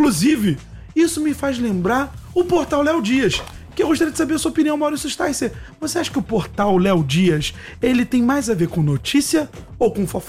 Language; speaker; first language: Portuguese; native; Portuguese